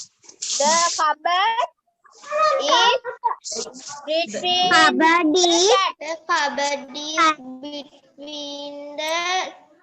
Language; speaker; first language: English; non-native, learner; Sinhala